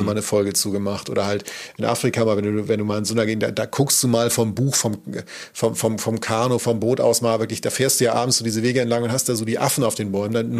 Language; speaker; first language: German; native; German